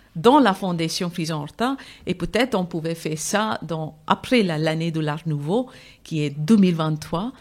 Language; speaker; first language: French; non-native, fluent; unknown